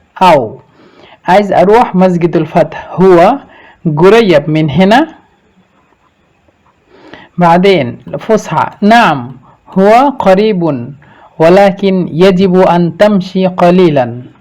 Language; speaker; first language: Arabic; non-native, fluent; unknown